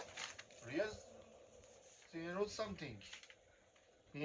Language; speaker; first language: English; non-native, learner; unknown